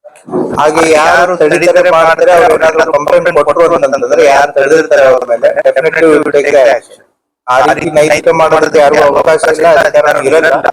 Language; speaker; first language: Kannada; native; Kannada